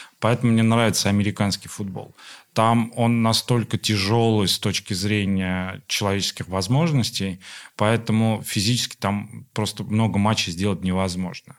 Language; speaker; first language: Russian; non-native, local second language; Armenian